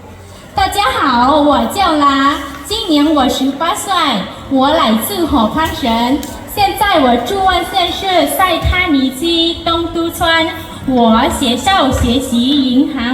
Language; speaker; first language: Chinese; non-native, learner; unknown